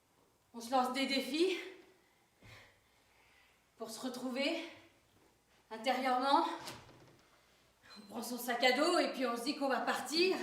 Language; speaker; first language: French; native; French